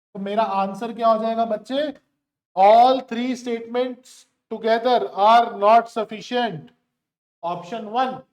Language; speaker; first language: Hindi; native; Hindi